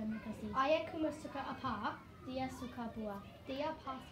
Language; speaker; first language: Indonesian; non-native, learner; English